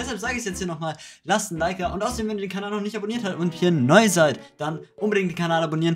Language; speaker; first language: German; native; German